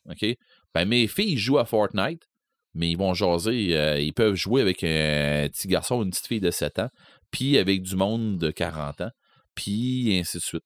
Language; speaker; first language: French; native; French